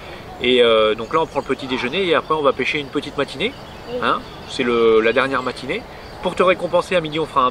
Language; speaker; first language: French; native; French